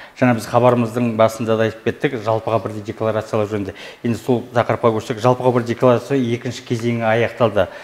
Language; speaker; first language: Kazakh; native; Kazakh